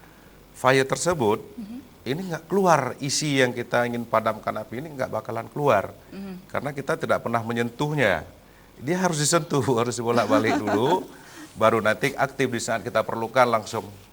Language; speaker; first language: Malay; native; Malay